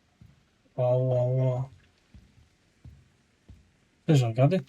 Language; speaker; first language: French; native; French